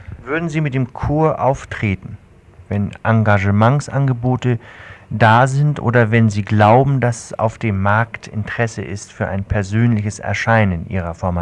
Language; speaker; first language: German; native; German